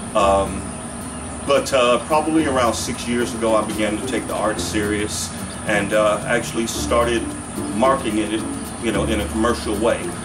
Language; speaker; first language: English; native; English